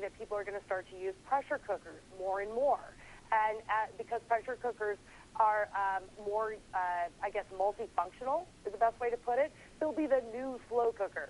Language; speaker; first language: English; native; English